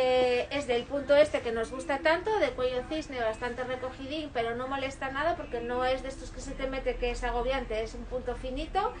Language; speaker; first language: Spanish; native; Spanish